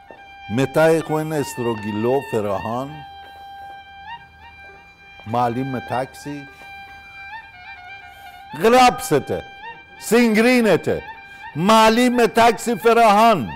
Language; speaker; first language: Greek; non-native, learner; Persian